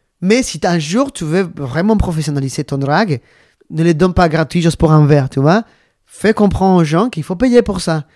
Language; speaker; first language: French; non-native, fluent; Spanish